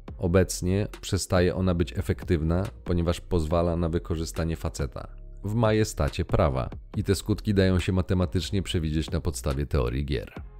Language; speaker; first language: Polish; native; Polish